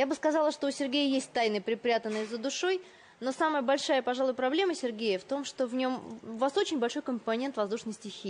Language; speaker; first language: Russian; native; Russian